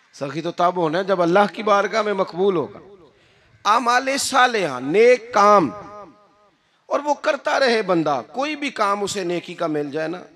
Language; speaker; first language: Urdu; non-native, local second language; Punjabi